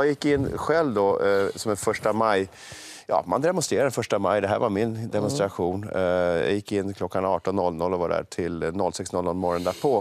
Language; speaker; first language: Swedish; native; Swedish